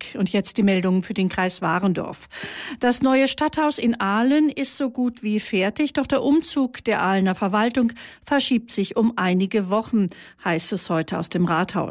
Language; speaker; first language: German; native; German